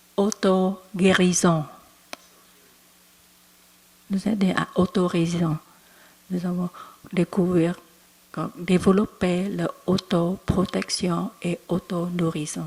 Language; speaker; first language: French; non-native, learner; Vietnamese